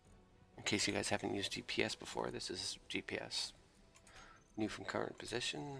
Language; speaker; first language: English; native; English